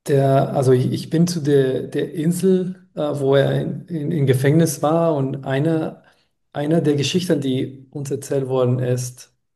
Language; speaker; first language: German; non-native, fluent; Spanish